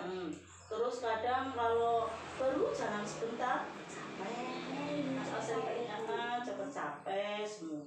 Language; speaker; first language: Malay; non-native, local second language; Javanese